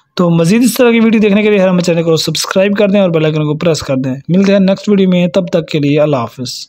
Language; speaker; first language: Urdu; non-native, local second language; Punjabi